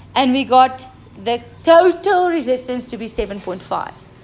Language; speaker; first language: English; non-native, local second language; Afrikaans